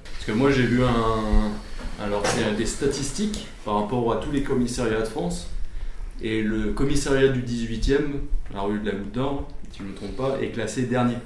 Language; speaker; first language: French; native; French